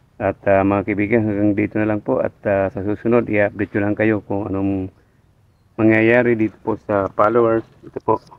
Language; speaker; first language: Filipino; non-native, local second language; Waray